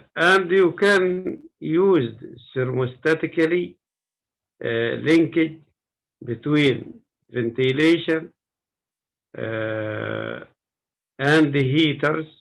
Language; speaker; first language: English; non-native, learner; Arabic